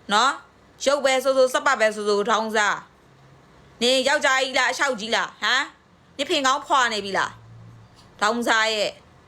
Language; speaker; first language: Burmese; non-native, local second language; Karen languages